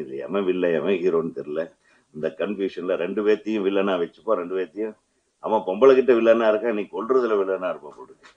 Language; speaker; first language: Tamil; native; Tamil